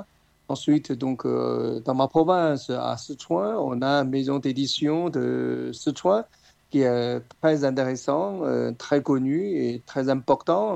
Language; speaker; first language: French; non-native, fluent; Chinese